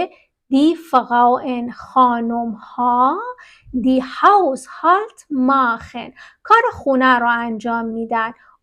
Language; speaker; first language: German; non-native, fluent; Persian